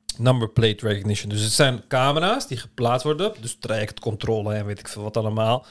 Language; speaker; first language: Dutch; early bilingual, other home language; Turkish